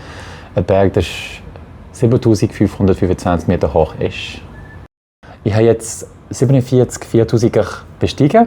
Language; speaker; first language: German; non-native, local second language; French